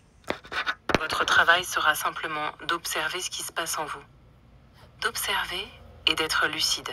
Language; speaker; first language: French; native; French